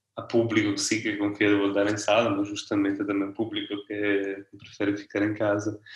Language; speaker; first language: Portuguese; non-native, fluent; Italian